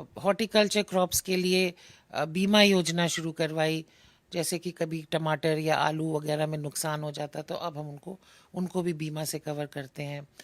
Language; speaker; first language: Hindi; native; Hindi